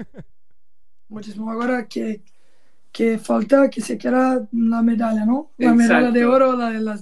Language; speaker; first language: Spanish; non-native, learner; Portuguese